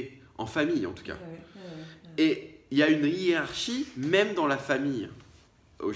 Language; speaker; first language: French; native; French